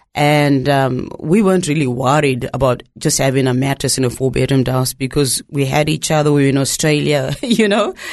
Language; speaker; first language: English; non-native, local second language; Shona